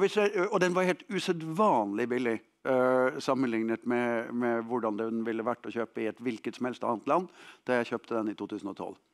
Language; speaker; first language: Norwegian; non-native, fluent; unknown